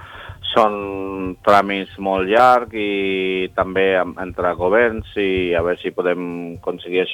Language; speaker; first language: Catalan; non-native, learner; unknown